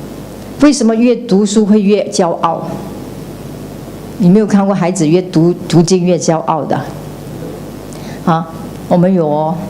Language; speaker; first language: Chinese; native; Chinese